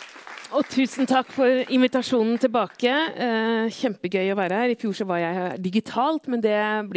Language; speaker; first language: Norwegian; native; Norwegian